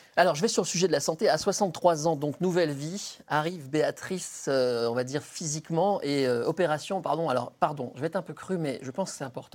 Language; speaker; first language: French; native; French